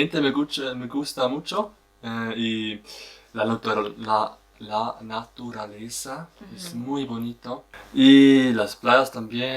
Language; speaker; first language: Spanish; non-native, learner; German